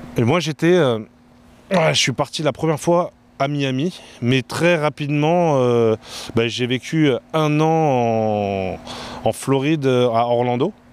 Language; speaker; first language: French; native; French